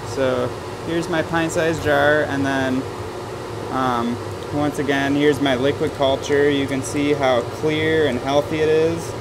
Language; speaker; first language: English; native; English